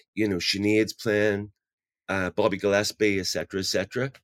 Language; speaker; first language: English; native; English